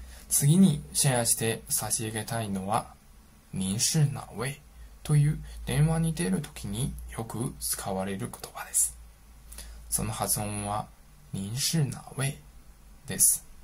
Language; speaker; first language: Japanese; non-native, fluent; Chinese